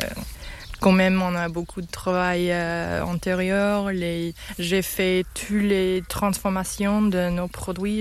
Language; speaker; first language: French; non-native, learner; English